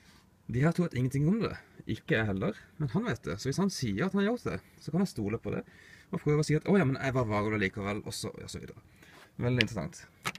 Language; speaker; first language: Norwegian; native; Norwegian